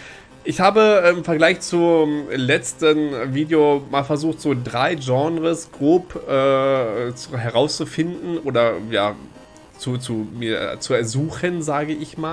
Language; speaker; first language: German; native; German